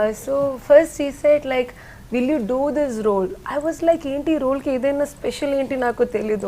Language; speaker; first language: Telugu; non-native, learner; Malayalam